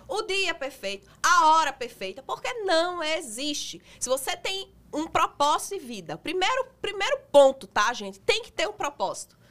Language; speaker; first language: Portuguese; native; Portuguese